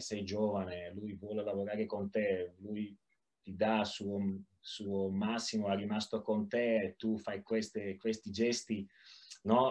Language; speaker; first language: Italian; non-native, learner; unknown